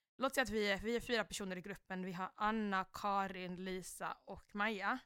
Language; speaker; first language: Swedish; early bilingual, other home language; Kinyarwanda